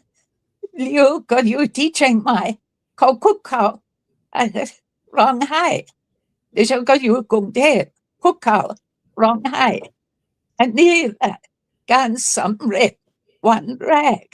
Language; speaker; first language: Thai; non-native, fluent; English